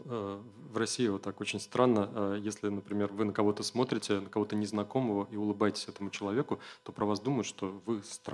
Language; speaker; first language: Russian; native; Russian